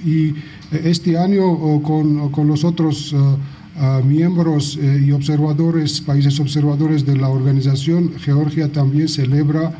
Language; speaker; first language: Spanish; non-native, fluent; Georgian